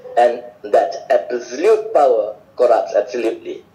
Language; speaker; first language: English; non-native, local second language; Malay